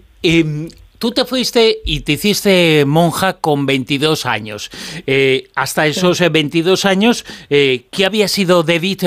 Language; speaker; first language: Spanish; native; Spanish